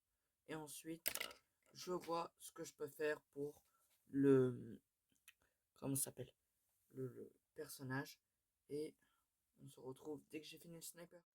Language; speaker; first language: French; native; French